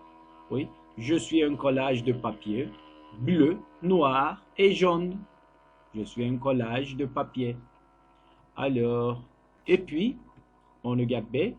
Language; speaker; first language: French; non-native, learner; Turkish